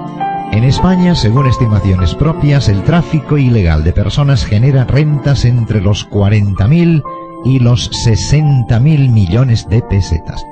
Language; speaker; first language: Spanish; native; Spanish